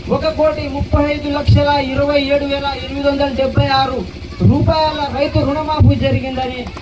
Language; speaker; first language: Telugu; native; Telugu